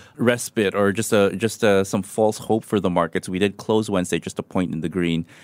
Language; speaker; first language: English; non-native, local second language; Filipino